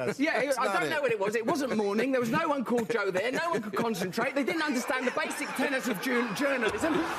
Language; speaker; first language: English; native; English